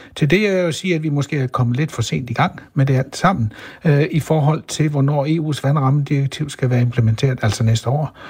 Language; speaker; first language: Danish; native; Danish